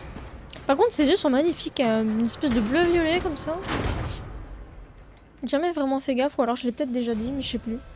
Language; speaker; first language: French; native; French